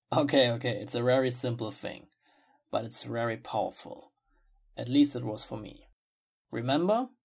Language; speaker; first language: English; non-native, fluent; German